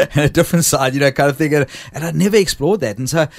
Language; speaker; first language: English; native; English